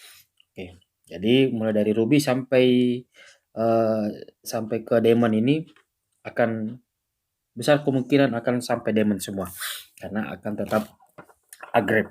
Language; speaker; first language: Indonesian; native; Indonesian